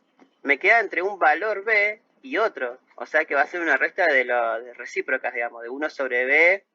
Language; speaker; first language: Spanish; native; Spanish